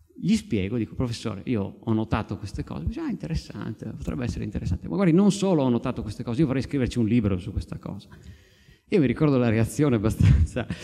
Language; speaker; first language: Italian; native; Italian